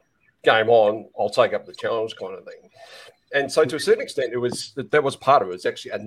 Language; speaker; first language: English; native; English